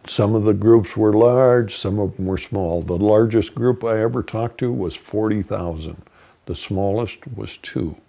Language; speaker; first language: English; native; English